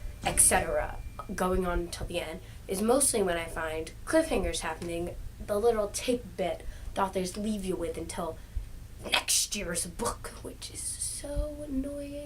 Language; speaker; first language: English; native; English